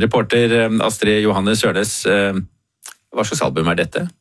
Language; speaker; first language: Norwegian; native; Norwegian